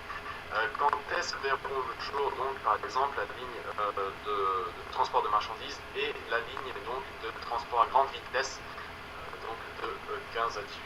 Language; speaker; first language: French; native; French